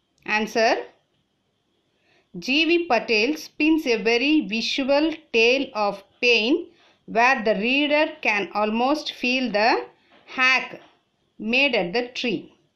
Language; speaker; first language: English; non-native, local second language; Tamil